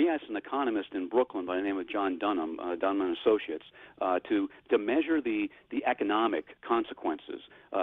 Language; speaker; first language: English; native; English